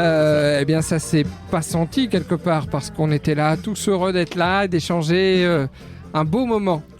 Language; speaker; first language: French; native; French